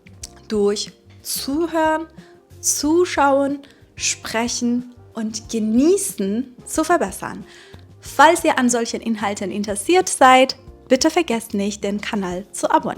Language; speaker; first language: German; non-native, fluent; Persian